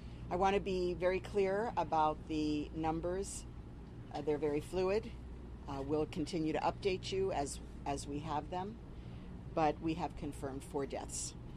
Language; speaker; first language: English; native; English